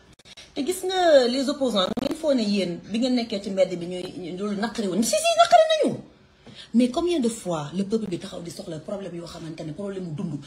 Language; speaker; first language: French; non-native, local second language; Wolof